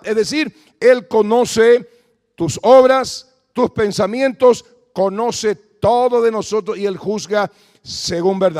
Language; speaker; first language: Spanish; native; Spanish